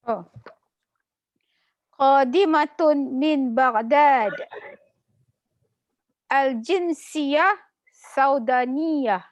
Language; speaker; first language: Arabic; non-native, learner; Malay